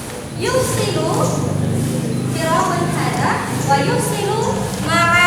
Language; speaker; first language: Arabic; non-native, fluent; Indonesian